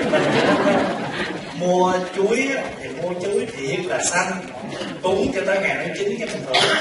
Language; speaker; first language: Vietnamese; native; Vietnamese